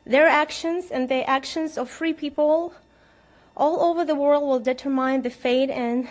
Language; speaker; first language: English; non-native, fluent; Ukrainian